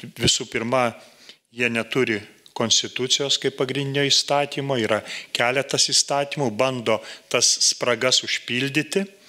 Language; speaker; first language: Lithuanian; native; Lithuanian